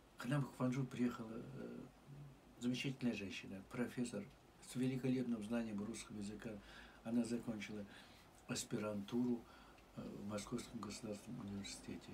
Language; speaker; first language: Russian; native; Russian